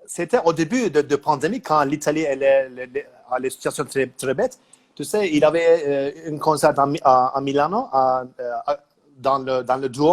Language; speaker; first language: French; non-native, learner; Turkish